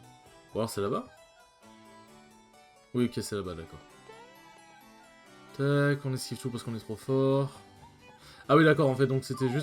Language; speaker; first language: French; native; French